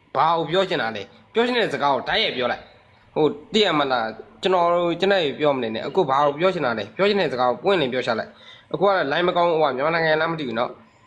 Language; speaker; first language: Burmese; non-native, local second language; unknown